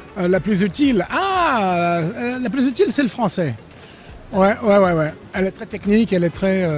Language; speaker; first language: French; early bilingual, other home language; Cantonese